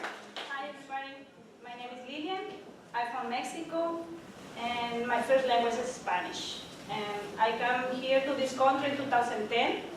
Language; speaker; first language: English; non-native, learner; Spanish